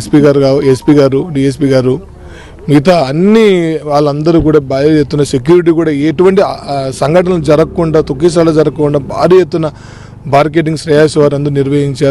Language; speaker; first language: Telugu; native; Telugu